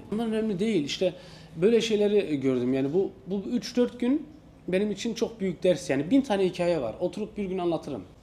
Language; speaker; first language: Turkish; native; Turkish